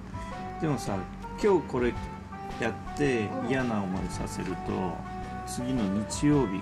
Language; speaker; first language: Japanese; native; Japanese